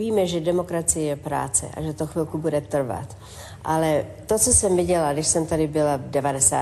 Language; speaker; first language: Czech; early bilingual, heritage; Czech